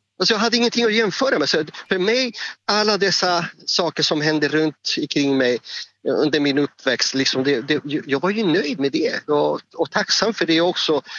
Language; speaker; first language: Swedish; non-native, fluent; Spanish